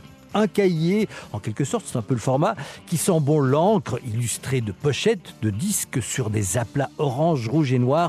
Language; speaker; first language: French; native; French